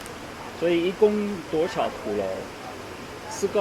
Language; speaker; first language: Chinese; non-native, learner; English